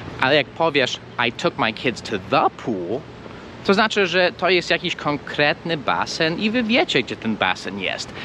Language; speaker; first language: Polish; non-native, fluent; English